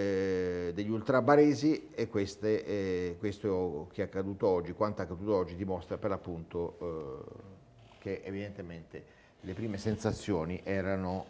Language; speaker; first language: Italian; native; Italian